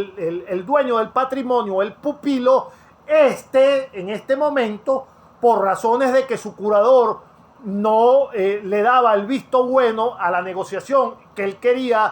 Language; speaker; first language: Spanish; native; Spanish